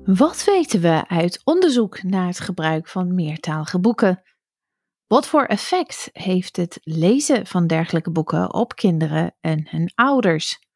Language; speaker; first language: Dutch; non-native, fluent; English